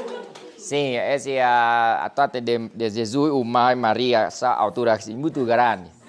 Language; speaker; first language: Portuguese; non-native, learner; Vietnamese